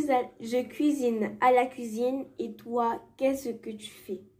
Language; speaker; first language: French; non-native, fluent; Spanish